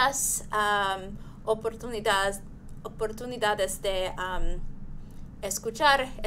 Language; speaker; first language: Spanish; non-native, learner; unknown